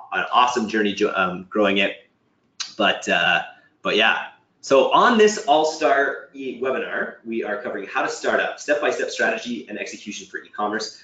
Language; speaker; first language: English; native; English